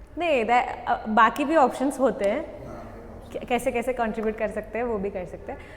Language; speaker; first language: Hindi; non-native, local second language; Tamil